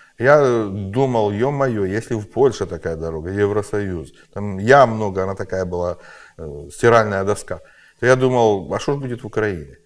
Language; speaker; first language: Russian; native; Russian